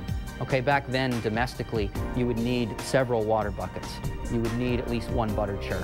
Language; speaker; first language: English; native; English